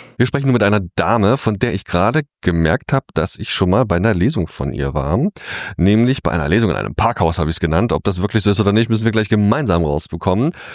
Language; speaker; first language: German; native; German